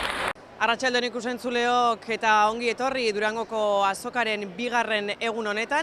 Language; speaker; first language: Basque; native; Basque